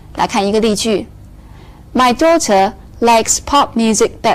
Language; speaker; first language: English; non-native, fluent; Chinese